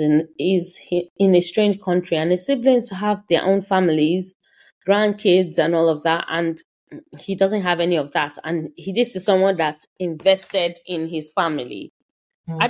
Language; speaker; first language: English; non-native, local second language; Yoruba